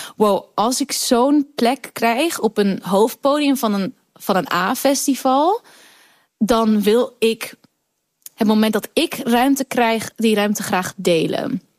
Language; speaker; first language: Dutch; early bilingual, other home language; Kurdish